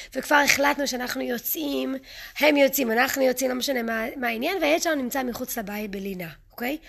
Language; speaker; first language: Hebrew; early bilingual, other home language; English